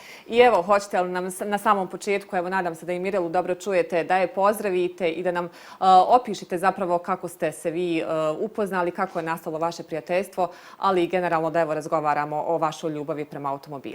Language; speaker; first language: Bosnian; native; Bosnian